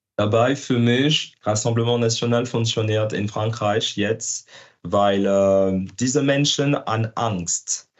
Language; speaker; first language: German; non-native, learner; French